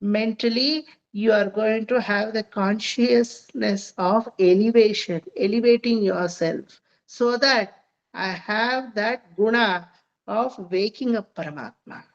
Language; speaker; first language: English; non-native, local second language; Kannada